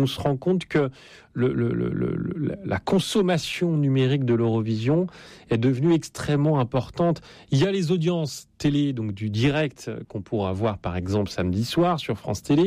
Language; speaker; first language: French; native; French